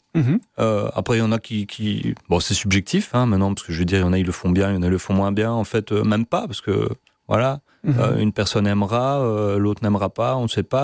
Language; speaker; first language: French; native; French